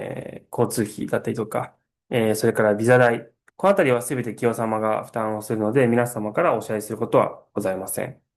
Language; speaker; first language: Japanese; native; Japanese